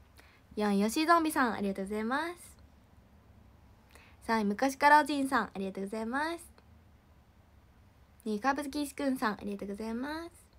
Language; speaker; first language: Japanese; native; Japanese